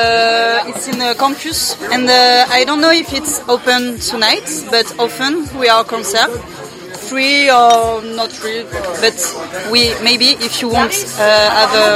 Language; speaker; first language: English; non-native, learner; French